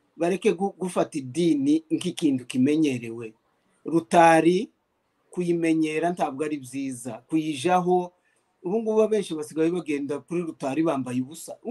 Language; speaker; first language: Kinyarwanda; native; Kinyarwanda